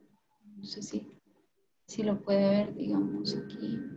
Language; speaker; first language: Spanish; native; Spanish